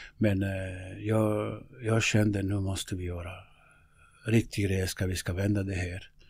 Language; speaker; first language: Swedish; non-native, fluent; Bosnian